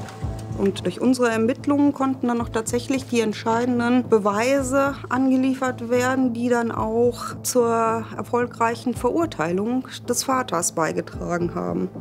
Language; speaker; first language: German; native; German